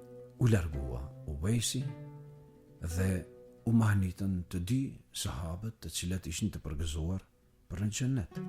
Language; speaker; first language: Albanian; native; Albanian